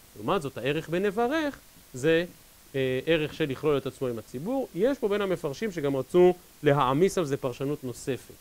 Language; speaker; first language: Hebrew; native; Hebrew